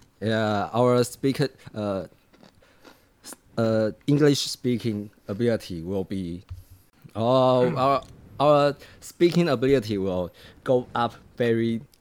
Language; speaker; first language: English; non-native, learner; Chinese